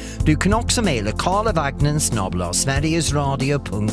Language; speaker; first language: Swedish; non-native, fluent; English